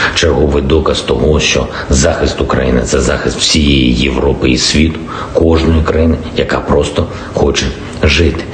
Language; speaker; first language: Ukrainian; non-native, local second language; Russian